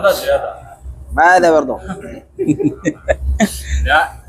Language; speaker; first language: Arabic; non-native, learner; Bangla